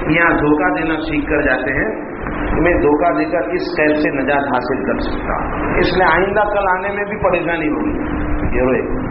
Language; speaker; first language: Urdu; non-native, local second language; Gujarati